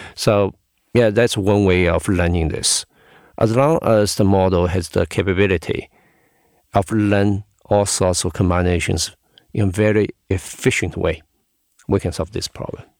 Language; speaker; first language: English; non-native, fluent; Chinese